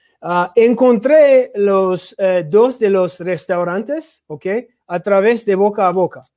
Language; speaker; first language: Spanish; non-native, learner; English